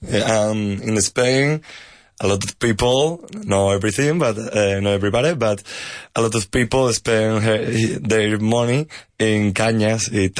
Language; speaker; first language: English; non-native, learner; Spanish